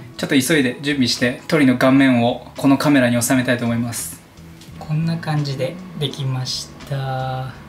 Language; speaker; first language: Japanese; native; Japanese